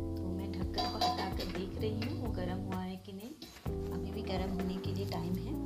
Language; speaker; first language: Hindi; non-native, local second language; Assamese